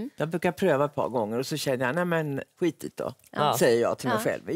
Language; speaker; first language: Swedish; native; Swedish